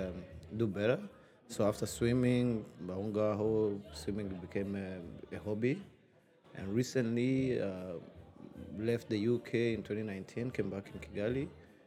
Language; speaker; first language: English; non-native, local second language; Kinyarwanda